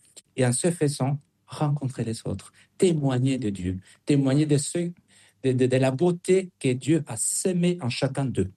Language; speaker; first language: French; non-native, fluent; Spanish